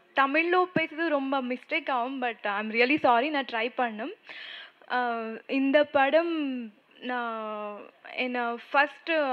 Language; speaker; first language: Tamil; non-native, learner; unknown